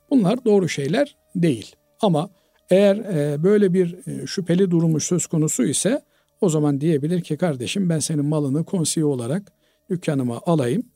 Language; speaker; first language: Turkish; native; Turkish